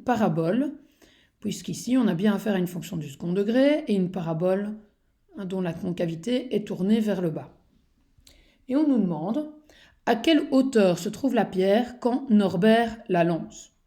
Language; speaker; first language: French; native; French